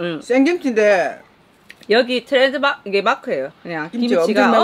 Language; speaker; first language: Korean; native; Korean